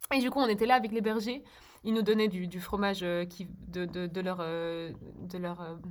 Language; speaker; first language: French; early bilingual, other home language; Czech